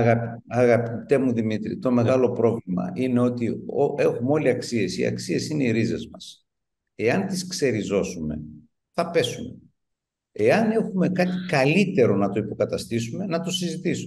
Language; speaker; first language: Greek; native; Greek